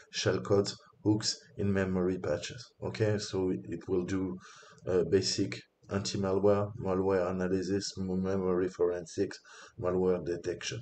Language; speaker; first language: English; non-native, fluent; French